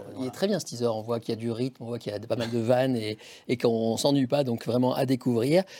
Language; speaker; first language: French; native; French